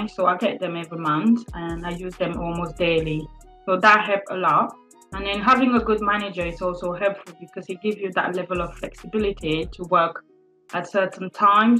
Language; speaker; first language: English; non-native, local second language; French